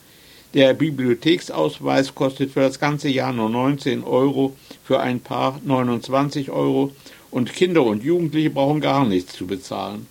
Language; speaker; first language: German; native; German